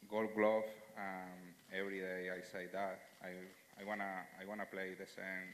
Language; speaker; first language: English; non-native, learner; Spanish